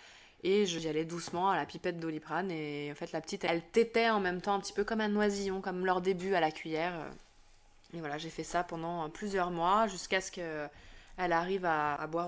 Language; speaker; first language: French; native; French